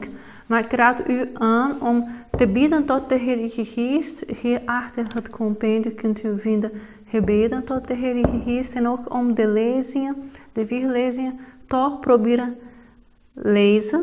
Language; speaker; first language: Dutch; non-native, fluent; Portuguese